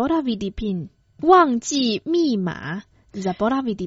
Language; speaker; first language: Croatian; non-native, fluent; Chinese